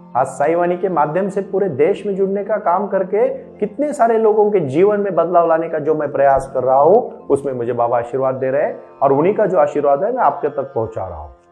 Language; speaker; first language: Hindi; non-native, local second language; Marathi